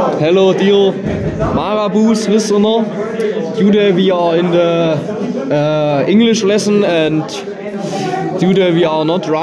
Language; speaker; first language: English; non-native, learner; German